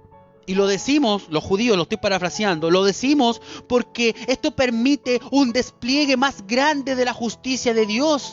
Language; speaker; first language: Spanish; native; Spanish